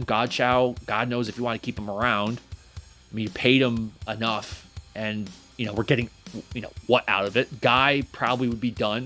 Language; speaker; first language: English; native; English